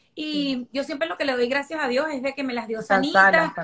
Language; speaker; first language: Spanish; native; Spanish